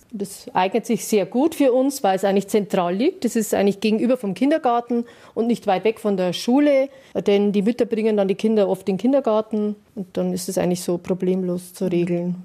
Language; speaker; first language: German; native; German